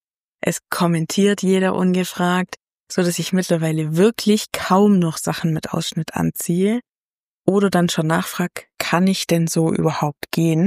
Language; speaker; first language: German; native; German